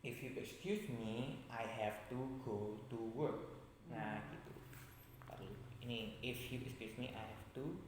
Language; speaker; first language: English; non-native, fluent; Indonesian